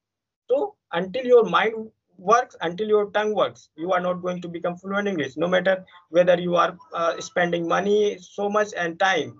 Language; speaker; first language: English; non-native, fluent; Hindi